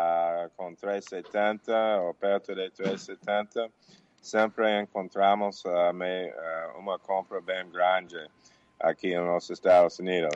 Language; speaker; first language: Portuguese; non-native, learner; English